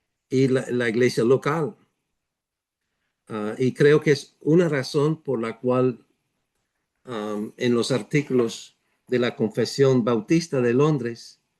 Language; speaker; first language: Spanish; non-native, fluent; English